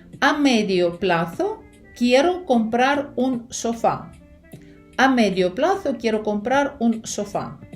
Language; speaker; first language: Spanish; non-native, fluent; Ukrainian